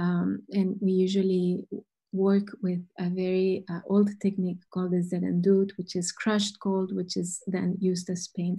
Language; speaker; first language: English; non-native, fluent; Spanish